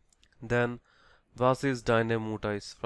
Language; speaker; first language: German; non-native, learner; Bangla